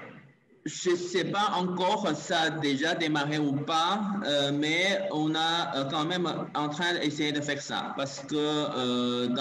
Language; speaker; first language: French; non-native, learner; Chinese